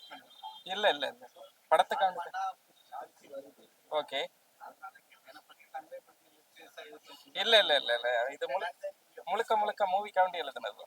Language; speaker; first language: Tamil; native; Tamil